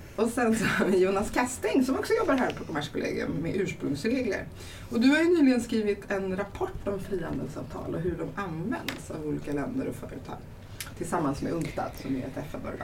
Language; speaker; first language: Swedish; native; Swedish